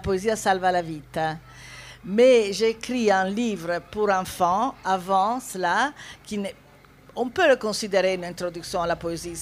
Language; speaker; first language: French; non-native, fluent; Italian